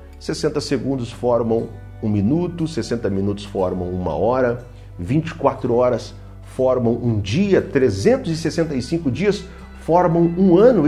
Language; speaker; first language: Portuguese; native; Portuguese